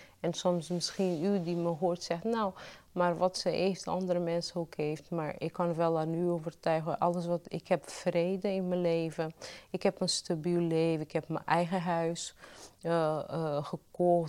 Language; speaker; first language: Dutch; non-native, fluent; Portuguese